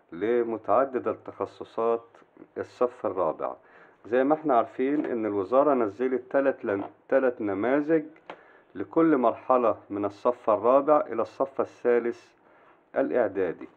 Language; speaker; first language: Arabic; native; Arabic